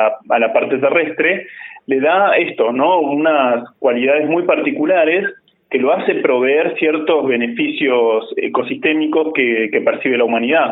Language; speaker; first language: Spanish; native; Spanish